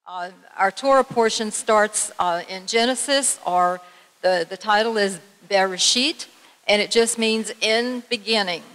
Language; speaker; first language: English; native; English